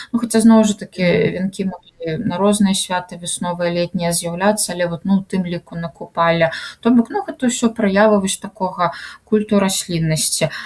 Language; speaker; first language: Belarusian; native; Belarusian